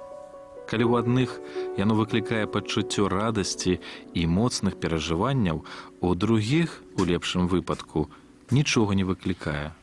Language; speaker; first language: Belarusian; native; Belarusian